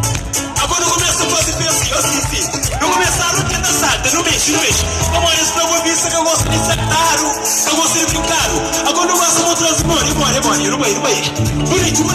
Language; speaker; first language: Portuguese; non-native, local second language; Kabuverdianu